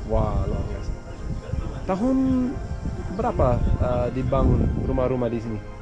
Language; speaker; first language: Indonesian; non-native, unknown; English